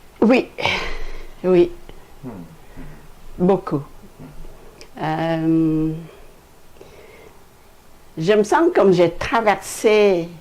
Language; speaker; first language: French; non-native, fluent; Khmer